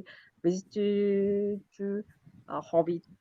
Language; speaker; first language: English; non-native, learner; Japanese